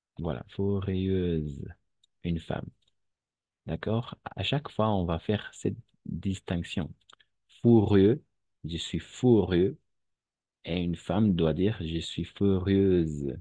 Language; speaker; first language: French; non-native, fluent; Spanish